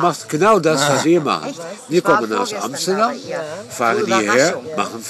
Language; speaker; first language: German; non-native, fluent; Dutch